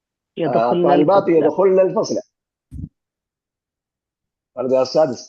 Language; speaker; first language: Arabic; non-native, fluent; Malayalam